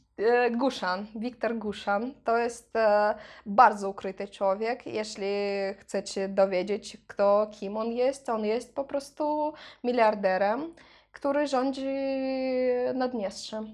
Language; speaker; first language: Polish; non-native, learner; Russian